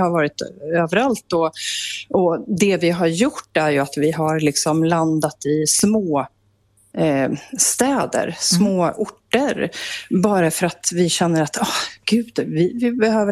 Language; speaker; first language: Swedish; native; Swedish